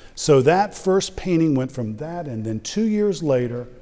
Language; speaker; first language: English; native; English